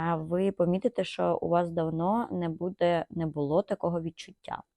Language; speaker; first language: Ukrainian; non-native, local second language; Russian